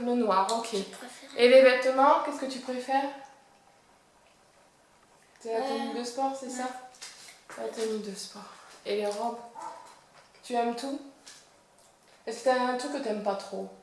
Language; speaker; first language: French; native; French